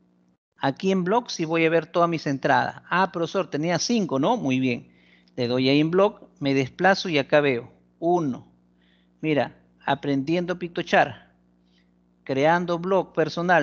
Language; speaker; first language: Spanish; native; Spanish